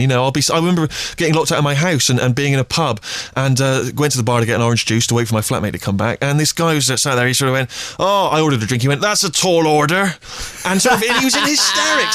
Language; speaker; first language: English; native; English